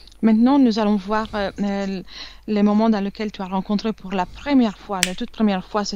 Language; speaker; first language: French; non-native, fluent; Italian